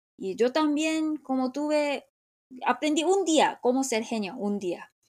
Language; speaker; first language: Spanish; non-native, fluent; Korean